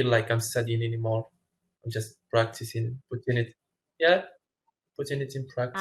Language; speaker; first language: English; non-native, fluent; Arabic